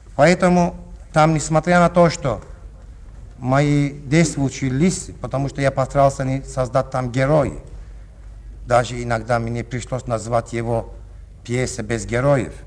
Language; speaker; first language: Russian; non-native, learner; Turkish